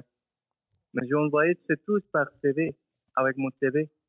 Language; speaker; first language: French; non-native, learner; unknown